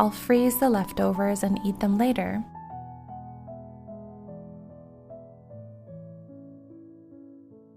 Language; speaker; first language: English; native; English